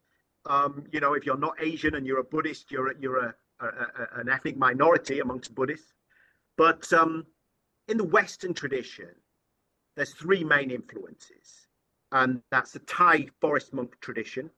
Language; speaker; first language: English; native; English